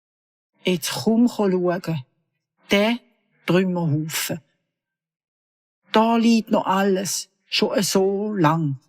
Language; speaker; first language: German; native; German